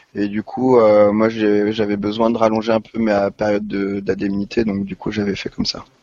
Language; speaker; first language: French; native; French